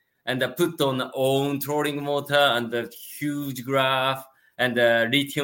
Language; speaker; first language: English; non-native, learner; Japanese